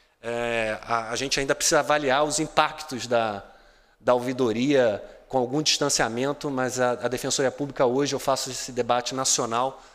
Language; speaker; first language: Portuguese; native; Portuguese